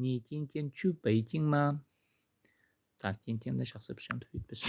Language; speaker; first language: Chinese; non-native, fluent; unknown